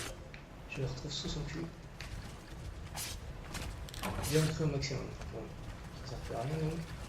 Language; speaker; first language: French; native; French